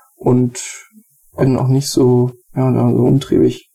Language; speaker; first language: German; native; German